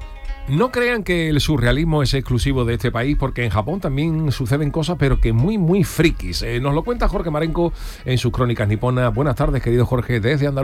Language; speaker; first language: Spanish; native; Spanish